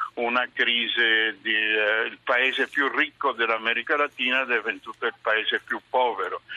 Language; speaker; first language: Italian; non-native, learner; Spanish